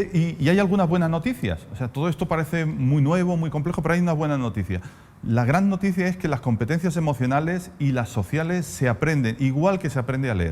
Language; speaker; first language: Spanish; native; Spanish